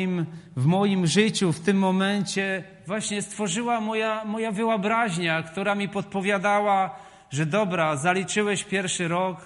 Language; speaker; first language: Polish; native; Polish